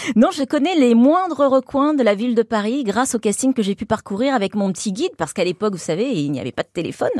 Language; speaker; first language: French; native; French